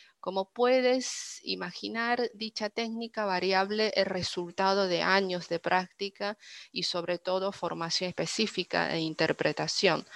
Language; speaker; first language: Spanish; non-native, fluent; Chinese